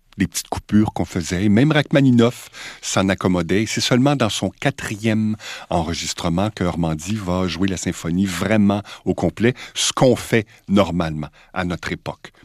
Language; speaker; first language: French; native; French